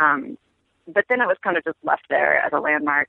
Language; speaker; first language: English; native; English